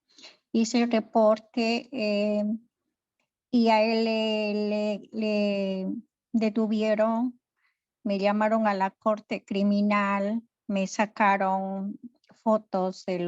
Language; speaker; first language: Spanish; native; Spanish